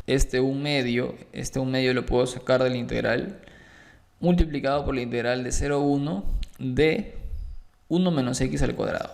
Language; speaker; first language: Spanish; native; Spanish